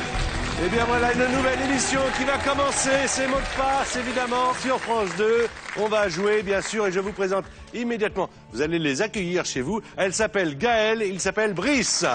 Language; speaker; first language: French; native; French